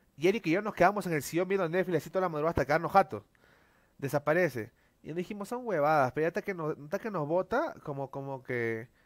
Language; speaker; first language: Spanish; native; Spanish